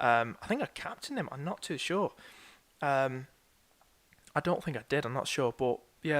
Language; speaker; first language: English; native; English